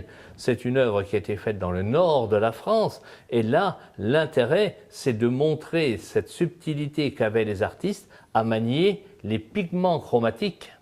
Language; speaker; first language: French; native; French